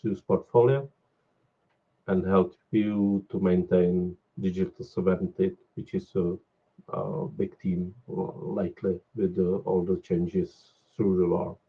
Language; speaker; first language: English; non-native, fluent; Czech